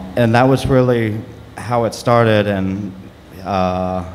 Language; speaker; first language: English; native; English